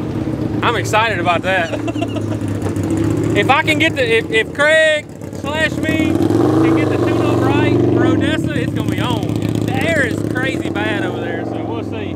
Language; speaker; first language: English; native; English